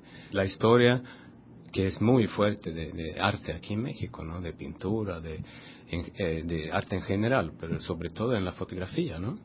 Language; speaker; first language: Spanish; non-native, fluent; Swedish